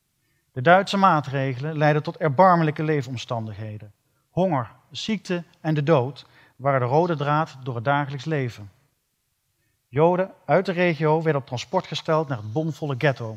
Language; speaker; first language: Dutch; native; Dutch